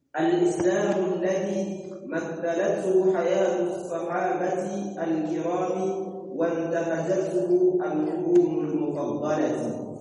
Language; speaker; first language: Arabic; non-native, fluent; Rundi